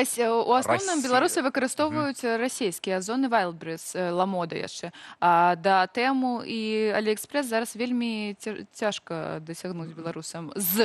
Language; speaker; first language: Belarusian; native; Belarusian